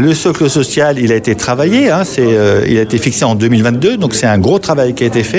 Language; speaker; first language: French; native; French